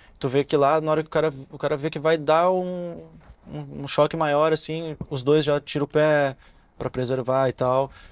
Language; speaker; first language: Portuguese; native; Portuguese